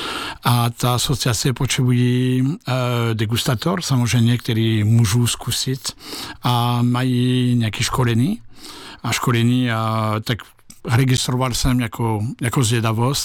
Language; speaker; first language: Czech; non-native, learner; French